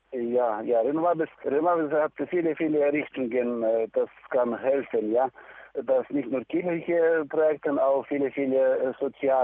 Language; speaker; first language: German; non-native, fluent; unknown